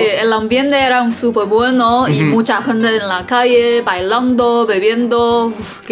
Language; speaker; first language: Spanish; non-native, fluent; Chinese